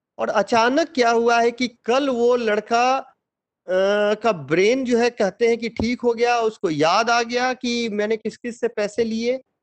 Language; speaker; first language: Hindi; native; Hindi